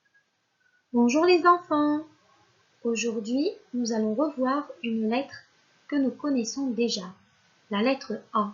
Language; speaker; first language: French; non-native, local second language; Arabic